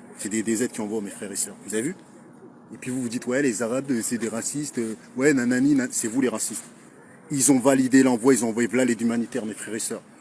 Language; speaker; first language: French; early bilingual, other home language; Lingala